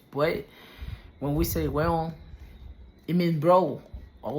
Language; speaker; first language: English; non-native, fluent; Spanish